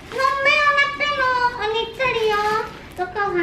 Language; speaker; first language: Filipino; non-native, learner; Indonesian